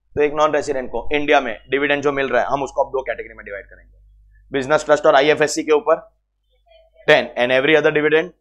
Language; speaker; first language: Hindi; native; Hindi